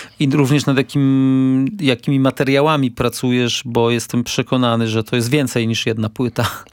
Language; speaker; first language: Polish; native; Polish